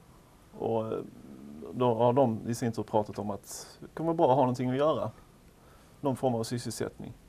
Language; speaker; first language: Swedish; native; Swedish